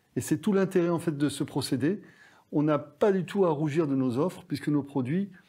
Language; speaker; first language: French; native; French